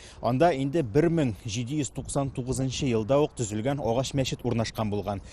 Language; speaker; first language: Tatar; native; Tatar